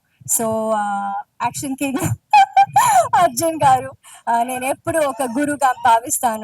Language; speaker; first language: Telugu; non-native, local second language; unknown